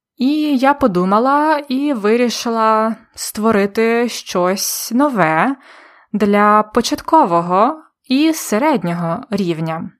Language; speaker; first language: Ukrainian; native; Ukrainian